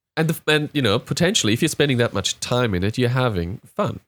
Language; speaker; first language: English; non-native, fluent; German